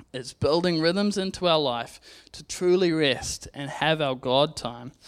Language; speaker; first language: English; native; English